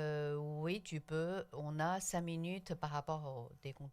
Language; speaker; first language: French; non-native, local second language; Chinese